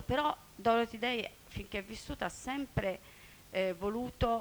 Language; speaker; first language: Italian; native; Italian